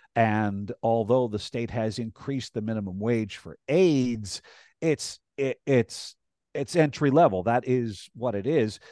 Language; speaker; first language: English; native; English